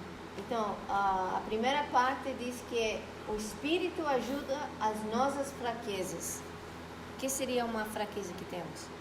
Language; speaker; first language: Portuguese; non-native, fluent; Spanish